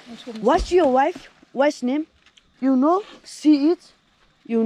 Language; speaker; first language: English; non-native, learner; Nepali